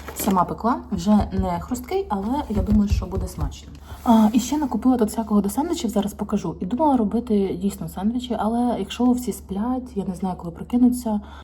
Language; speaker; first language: Ukrainian; native; Ukrainian